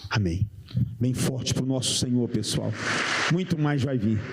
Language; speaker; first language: Portuguese; native; Portuguese